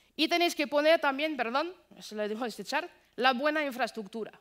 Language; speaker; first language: Spanish; non-native, fluent; French